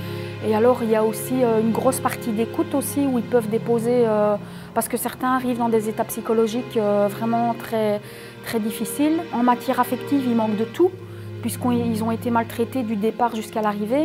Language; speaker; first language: French; native; French